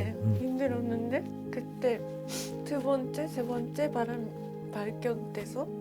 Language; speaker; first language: Korean; non-native, learner; Japanese